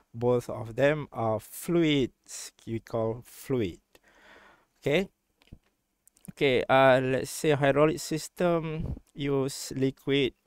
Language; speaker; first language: English; non-native, local second language; Malay